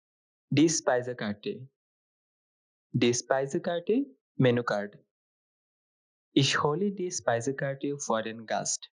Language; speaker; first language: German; non-native, fluent; Bangla